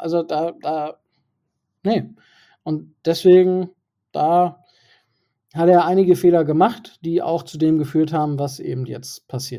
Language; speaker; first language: German; native; German